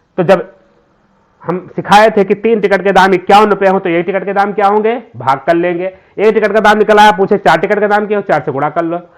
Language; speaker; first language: Hindi; native; Hindi